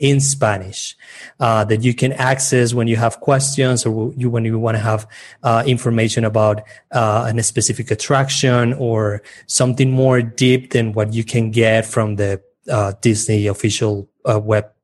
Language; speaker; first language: English; non-native, fluent; Spanish